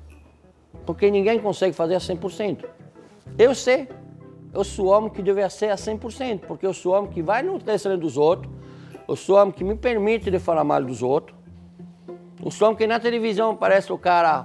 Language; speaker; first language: Portuguese; non-native, fluent; French